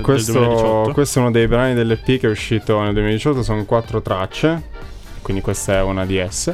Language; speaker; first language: Italian; native; Italian